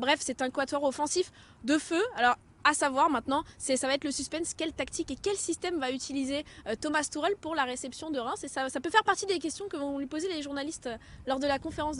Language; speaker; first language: French; native; French